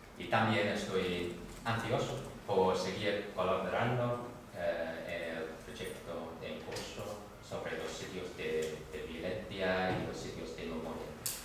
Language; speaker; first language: Spanish; non-native, learner; English